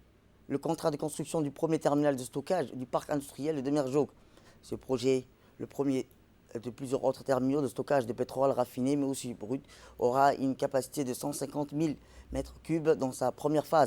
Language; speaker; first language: French; native; French